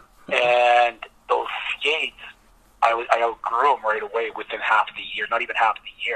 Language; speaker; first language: English; native; English